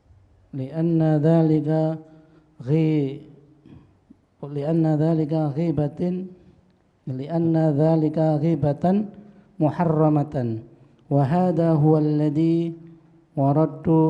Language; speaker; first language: Arabic; non-native, learner; Indonesian